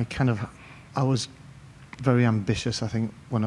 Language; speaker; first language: English; native; English